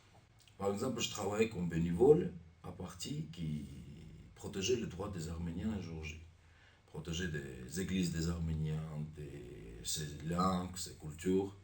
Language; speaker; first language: French; non-native, learner; Armenian